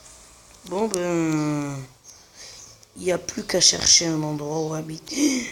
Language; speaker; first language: French; non-native, local second language; Arabic